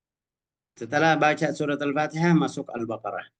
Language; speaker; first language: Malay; non-native, fluent; Arabic